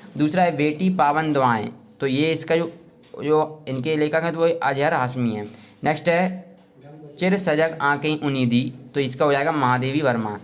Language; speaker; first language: Hindi; native; Hindi